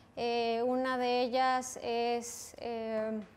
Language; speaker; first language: Spanish; native; Spanish